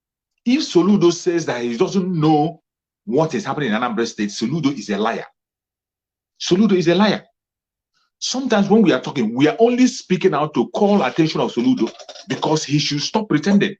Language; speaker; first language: English; non-native, local second language; Igbo